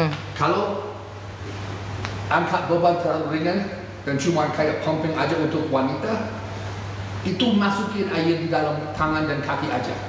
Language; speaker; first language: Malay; non-native, fluent; English